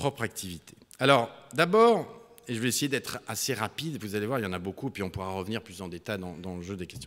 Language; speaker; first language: French; native; French